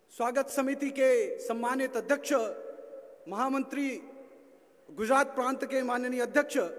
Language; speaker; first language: Hindi; native; Hindi